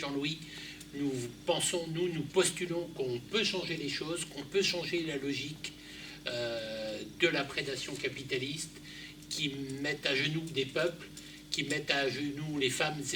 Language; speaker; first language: French; native; French